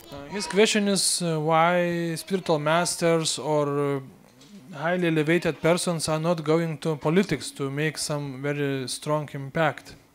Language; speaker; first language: English; non-native, fluent; Lithuanian